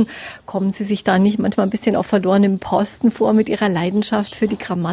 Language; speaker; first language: German; native; German